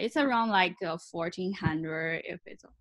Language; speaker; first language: English; non-native, learner; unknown